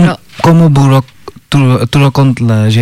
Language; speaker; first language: French; non-native, learner; Bangla